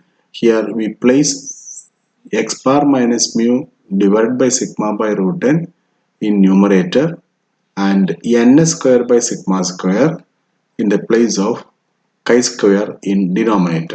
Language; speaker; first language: English; non-native, local second language; Malayalam